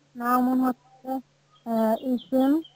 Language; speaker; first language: Arabic; non-native, learner; Bangla